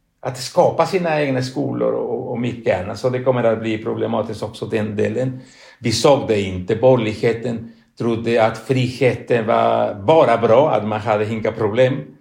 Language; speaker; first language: Swedish; non-native, fluent; Spanish